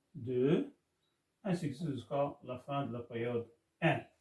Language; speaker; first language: French; non-native, local second language; Arabic